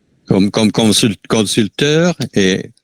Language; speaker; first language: French; non-native, fluent; Spanish